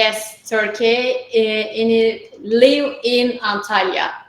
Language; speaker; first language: English; non-native, learner; Turkish